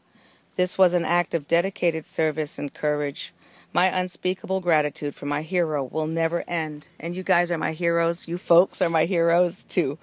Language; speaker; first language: English; native; English